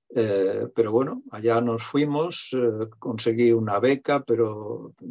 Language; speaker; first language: Spanish; native; Spanish